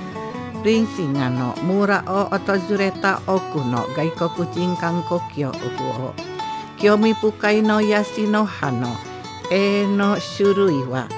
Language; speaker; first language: Japanese; non-native, fluent; Indonesian